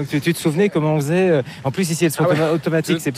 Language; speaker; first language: French; native; French